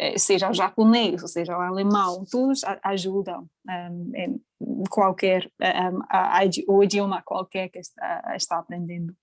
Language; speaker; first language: Portuguese; non-native, fluent; English